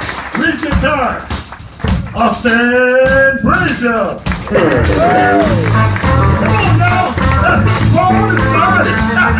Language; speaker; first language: English; native; English